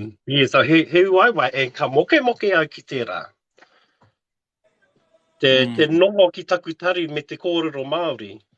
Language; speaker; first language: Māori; non-native, local second language; English